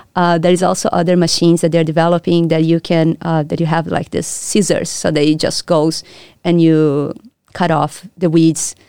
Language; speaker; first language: English; non-native, fluent; Portuguese